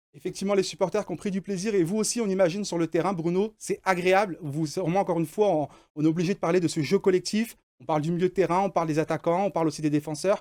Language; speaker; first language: French; native; French